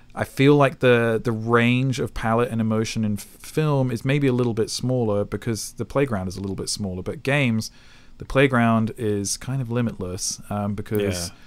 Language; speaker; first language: English; native; English